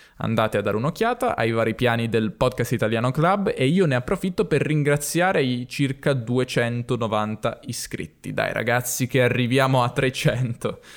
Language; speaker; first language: Italian; native; Italian